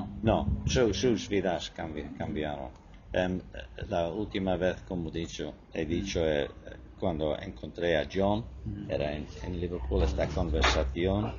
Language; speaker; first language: Spanish; non-native, fluent; English